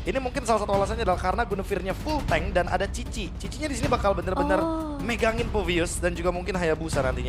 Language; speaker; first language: Indonesian; native; Indonesian